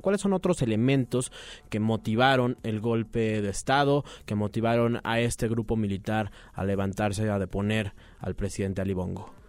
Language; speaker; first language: Spanish; native; Spanish